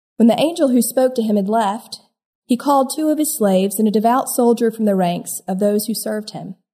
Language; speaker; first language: English; native; English